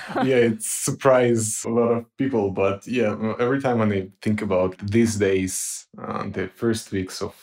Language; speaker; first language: English; non-native, fluent; Ukrainian